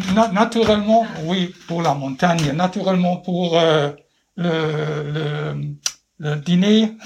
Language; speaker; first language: French; non-native, learner; German